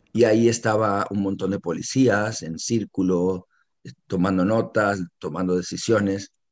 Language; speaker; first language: Spanish; native; Spanish